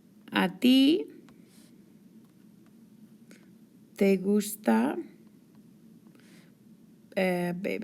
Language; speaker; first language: Spanish; non-native, fluent; English